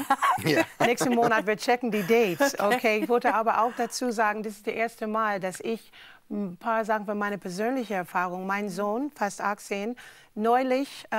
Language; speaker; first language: German; non-native, fluent; English